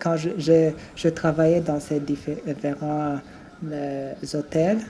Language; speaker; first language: French; non-native, local second language; Rundi